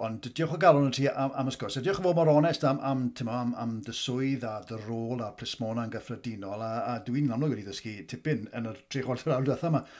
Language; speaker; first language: Welsh; non-native, local second language; English